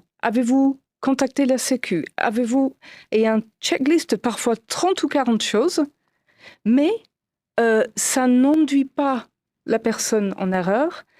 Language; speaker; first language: French; non-native, fluent; English